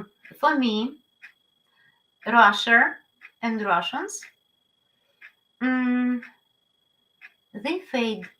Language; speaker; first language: English; non-native, learner; Ukrainian